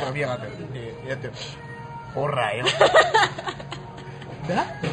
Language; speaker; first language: Japanese; native; Japanese